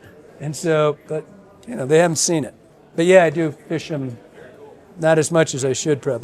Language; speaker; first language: English; native; English